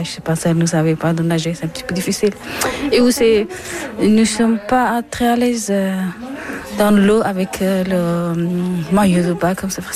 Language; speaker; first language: French; non-native, learner; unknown